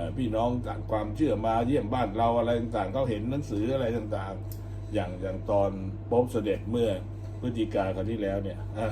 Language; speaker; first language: Thai; native; Thai